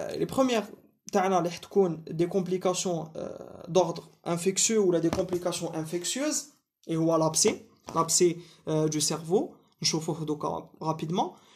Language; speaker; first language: French; non-native, local second language; Arabic